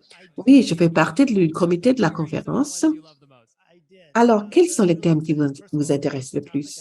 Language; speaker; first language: French; non-native, fluent; English